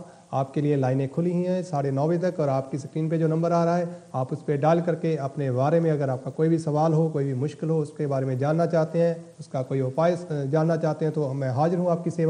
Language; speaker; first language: Hindi; native; Hindi